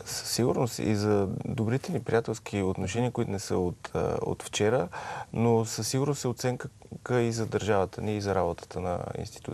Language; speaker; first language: Bulgarian; native; Bulgarian